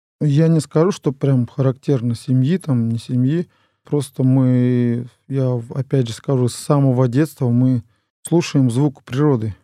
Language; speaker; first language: Russian; non-native, local second language; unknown